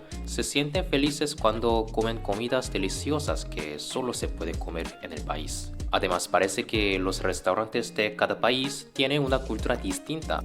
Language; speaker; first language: Spanish; non-native, fluent; Korean